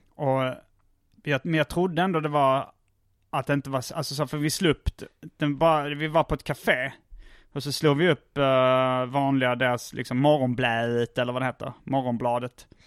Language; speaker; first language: Swedish; native; Swedish